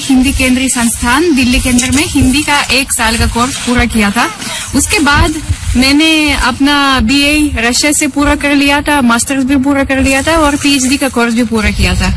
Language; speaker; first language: Hindi; non-native, fluent; Russian